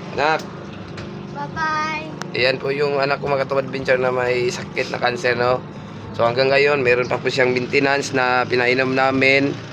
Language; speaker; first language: Filipino; non-native, local second language; Cebuano